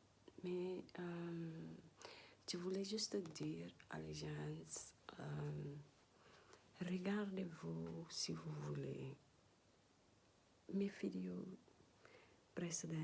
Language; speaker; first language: French; non-native, learner; Dutch